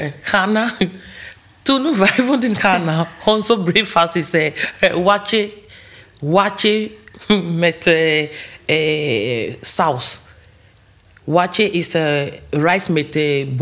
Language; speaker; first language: Dutch; non-native, learner; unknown